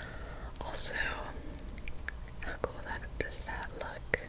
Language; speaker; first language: English; native; English